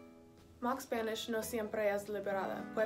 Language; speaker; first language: Spanish; non-native, learner; English